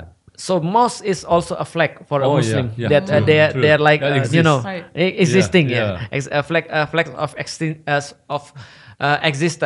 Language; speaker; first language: English; non-native, fluent; Indonesian